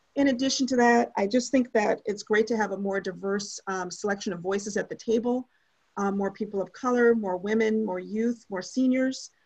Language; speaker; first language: English; native; English